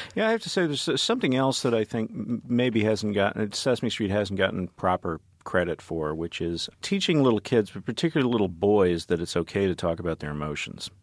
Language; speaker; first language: English; native; English